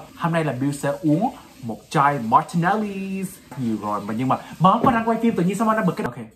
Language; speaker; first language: Vietnamese; early bilingual, heritage; Vietnamese